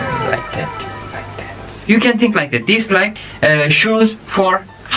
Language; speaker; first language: English; non-native, learner; Turkish